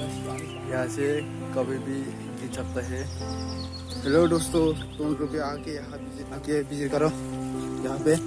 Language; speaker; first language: Hindi; non-native, local second language; Kok Borok